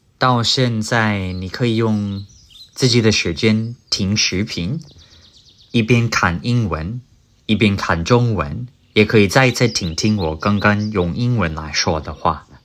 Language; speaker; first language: Chinese; non-native, fluent; English